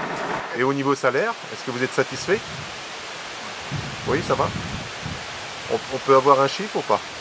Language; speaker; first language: French; native; French